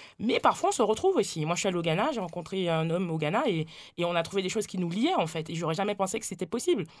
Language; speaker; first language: French; native; French